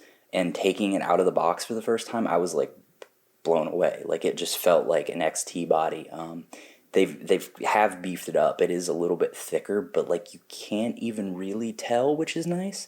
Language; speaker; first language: English; native; English